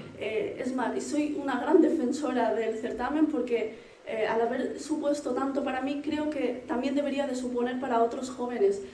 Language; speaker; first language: Spanish; early bilingual, other home language; Arabic